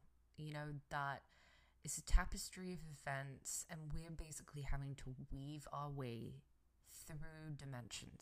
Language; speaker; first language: English; native; English